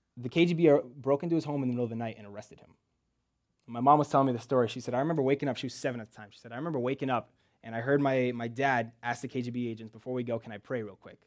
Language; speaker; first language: English; early bilingual, other home language; Russian